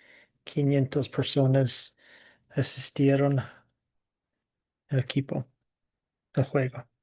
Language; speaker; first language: Spanish; non-native, fluent; English